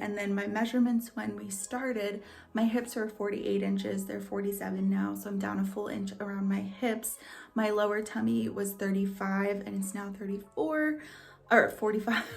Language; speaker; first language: English; native; English